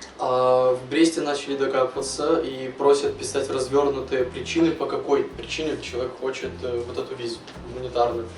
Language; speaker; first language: Russian; native; Russian